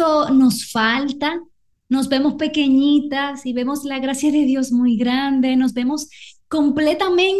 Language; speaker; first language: Spanish; native; Spanish